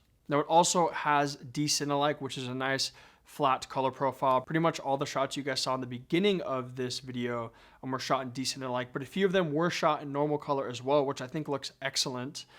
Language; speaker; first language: English; native; English